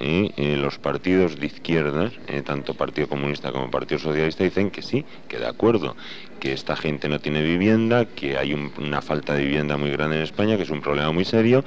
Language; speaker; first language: Spanish; native; Spanish